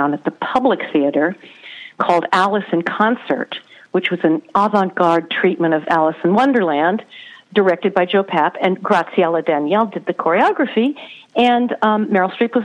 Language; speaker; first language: English; native; English